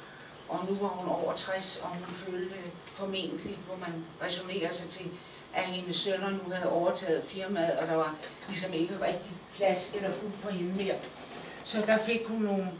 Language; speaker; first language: Danish; native; Danish